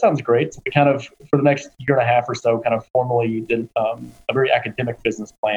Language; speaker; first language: English; native; English